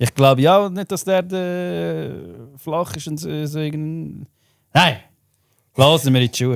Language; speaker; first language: German; native; German